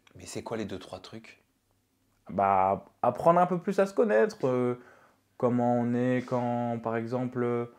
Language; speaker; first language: French; native; French